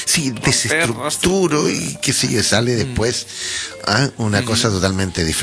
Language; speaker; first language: Spanish; native; Spanish